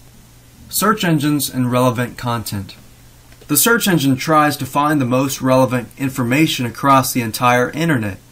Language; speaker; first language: English; native; English